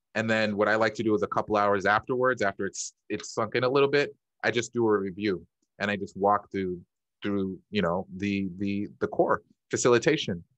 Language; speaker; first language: English; native; English